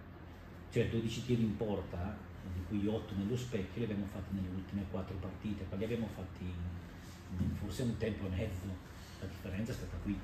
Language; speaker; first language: Italian; native; Italian